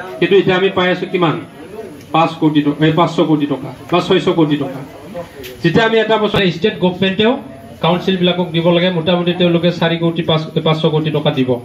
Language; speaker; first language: Assamese; non-native, local second language; Bodo